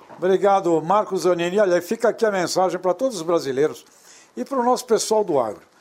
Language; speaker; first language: Portuguese; native; Portuguese